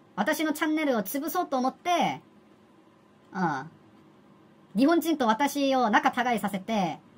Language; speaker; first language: Japanese; non-native, learner; Korean